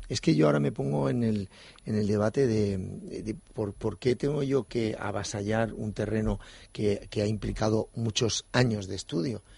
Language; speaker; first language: Spanish; native; Spanish